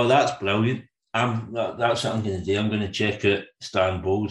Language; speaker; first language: English; native; English